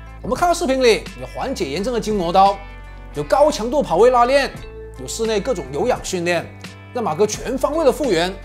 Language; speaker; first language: Chinese; native; Chinese